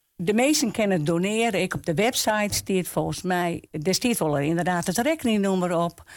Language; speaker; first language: Dutch; non-native, local second language; Western Frisian